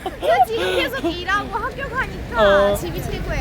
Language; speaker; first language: Korean; non-native, learner; Turkish